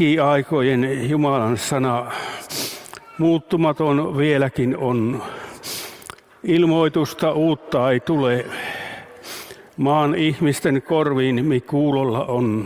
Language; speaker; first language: Finnish; native; Finnish